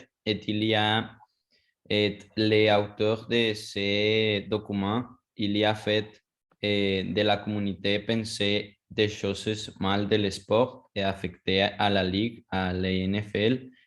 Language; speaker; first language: French; non-native, learner; Spanish